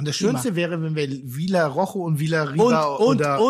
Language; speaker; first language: German; native; German